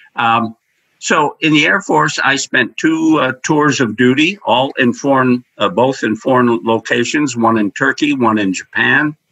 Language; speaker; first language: English; native; English